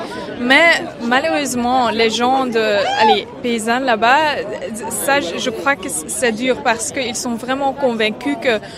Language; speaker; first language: French; non-native, fluent; Persian